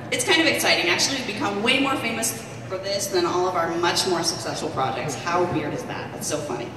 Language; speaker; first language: English; native; English